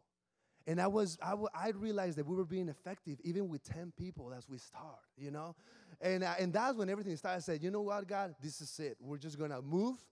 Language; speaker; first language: English; non-native, fluent; Spanish